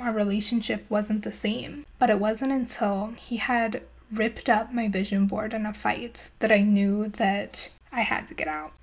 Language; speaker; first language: English; native; English